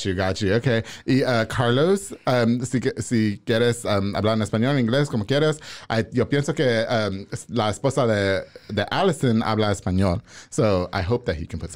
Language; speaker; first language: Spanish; early bilingual, heritage; English